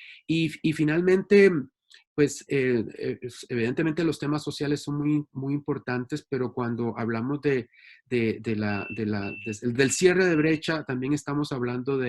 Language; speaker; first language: Spanish; native; Spanish